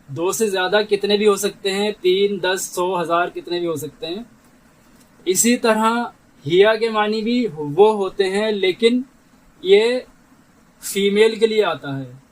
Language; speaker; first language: Urdu; native; Urdu